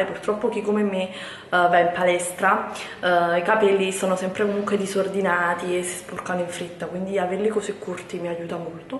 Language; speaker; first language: Italian; native; Italian